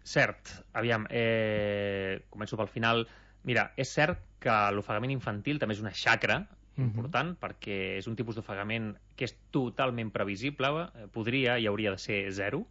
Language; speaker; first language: Catalan; native; Catalan